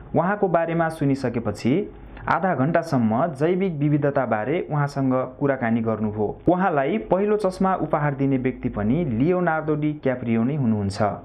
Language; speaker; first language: Nepali; non-native, local second language; Dangaura Tharu